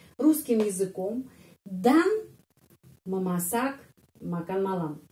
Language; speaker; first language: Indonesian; non-native, fluent; Russian